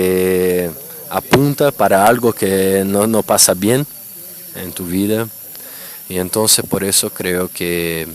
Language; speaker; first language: Spanish; non-native, fluent; Portuguese